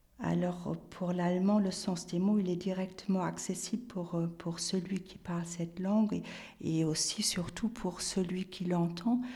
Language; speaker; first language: French; non-native, fluent; German